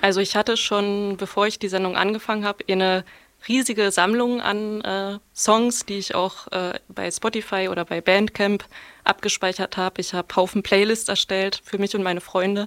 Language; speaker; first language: German; native; German